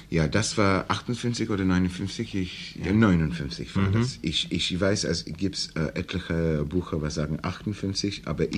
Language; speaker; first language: German; non-native, learner; English